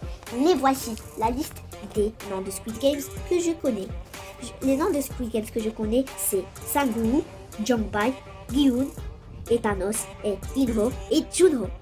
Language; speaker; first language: French; non-native, local second language; Arabic